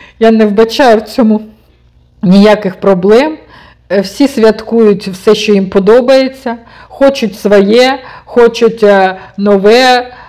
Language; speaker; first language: Ukrainian; non-native, local second language; Russian